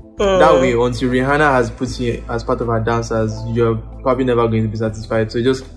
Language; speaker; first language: English; non-native, local second language; Yoruba